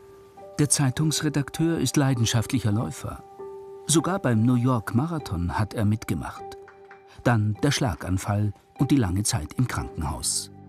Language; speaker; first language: German; native; German